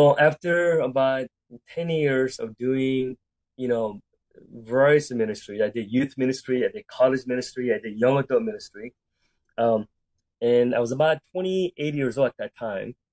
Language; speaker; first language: English; native; English